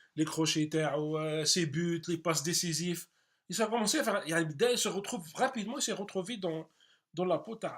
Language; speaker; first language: French; non-native, local second language; Arabic